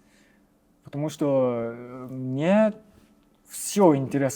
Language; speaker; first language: Russian; non-native, learner; Japanese